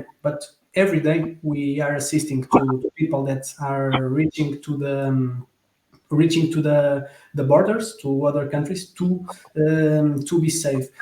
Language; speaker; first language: English; non-native, fluent; Portuguese